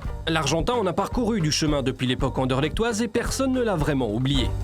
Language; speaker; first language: French; native; French